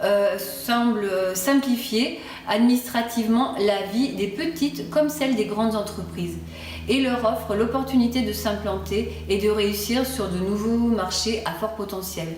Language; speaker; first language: French; native; French